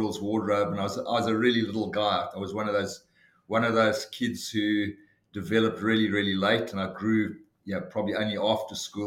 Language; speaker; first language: English; native; English